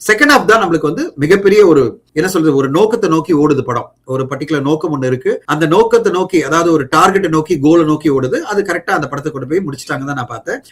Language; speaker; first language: Tamil; non-native, local second language; Telugu